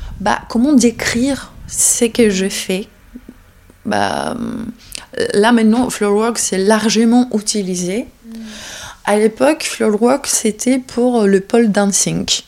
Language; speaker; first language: French; non-native, fluent; Greek